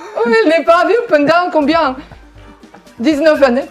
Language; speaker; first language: French; non-native, learner; Russian